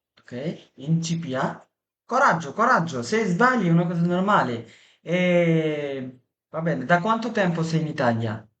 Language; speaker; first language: Italian; non-native, fluent; Bangla